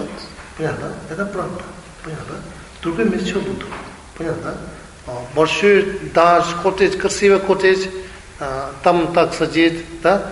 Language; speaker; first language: Russian; non-native, learner; Tibetan